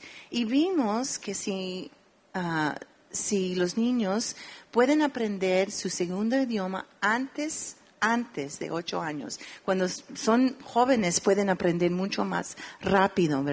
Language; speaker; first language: Spanish; early bilingual, heritage; Spanish